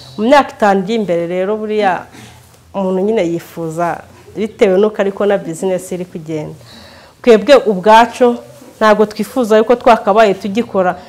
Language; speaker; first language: Kinyarwanda; native; Kinyarwanda